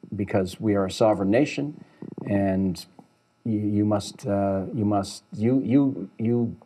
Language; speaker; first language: English; native; English